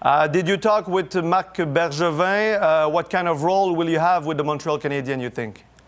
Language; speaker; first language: English; non-native, fluent; French